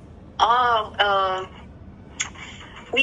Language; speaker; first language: Cantonese; non-native, learner; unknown